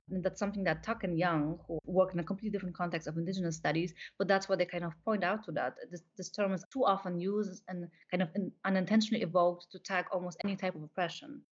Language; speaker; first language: English; non-native, fluent; Polish